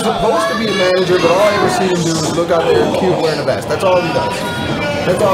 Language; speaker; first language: English; native; English